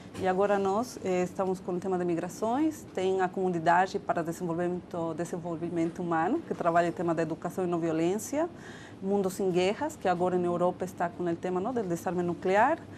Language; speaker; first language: Portuguese; non-native, fluent; Spanish